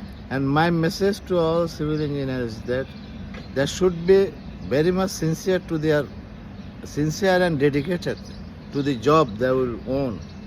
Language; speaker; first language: English; non-native, local second language; Bangla